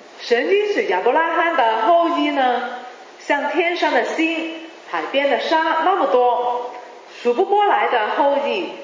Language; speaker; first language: Chinese; non-native, local second language; Cantonese